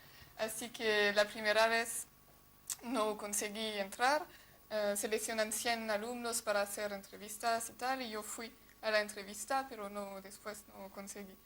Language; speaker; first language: Spanish; non-native, fluent; French